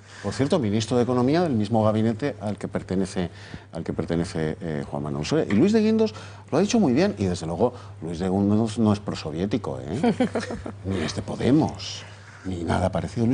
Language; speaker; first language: Spanish; native; Spanish